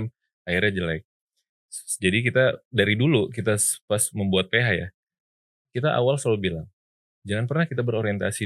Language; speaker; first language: Indonesian; native; Indonesian